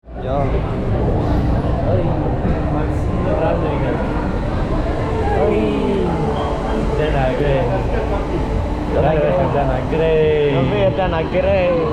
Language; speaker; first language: Swedish; native; Swedish